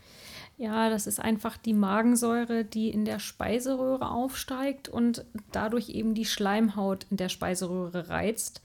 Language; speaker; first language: German; native; German